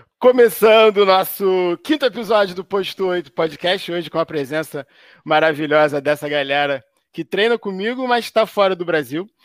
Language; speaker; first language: Portuguese; native; Portuguese